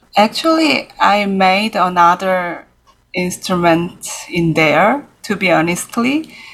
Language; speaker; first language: English; non-native, learner; Korean